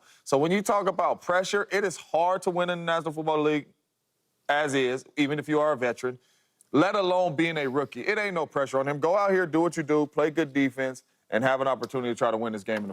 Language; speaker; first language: English; native; English